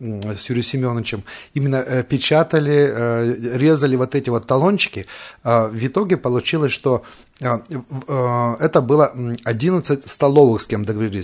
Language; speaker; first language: Russian; native; Russian